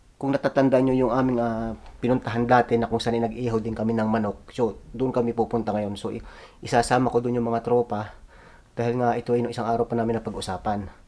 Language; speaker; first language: Filipino; native; Filipino